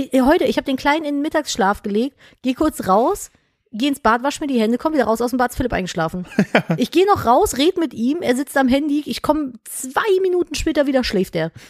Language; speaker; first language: German; native; German